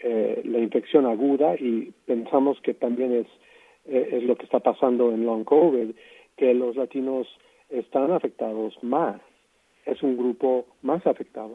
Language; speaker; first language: Spanish; non-native, fluent; English